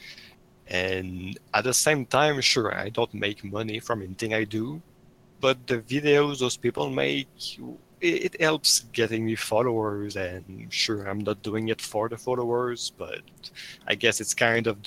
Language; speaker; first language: English; non-native, fluent; French